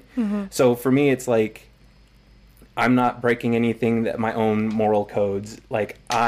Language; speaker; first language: English; native; English